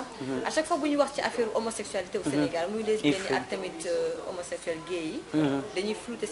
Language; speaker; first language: French; non-native, local second language; Wolof